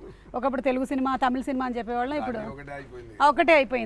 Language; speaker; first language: Telugu; native; Telugu